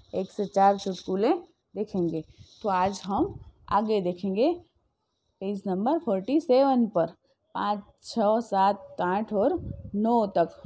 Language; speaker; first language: Hindi; non-native, local second language; Gujarati